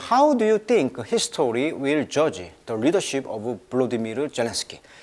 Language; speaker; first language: English; non-native, fluent; Korean